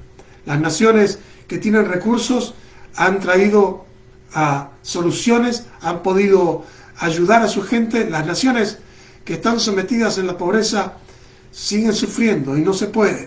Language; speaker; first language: Spanish; native; Spanish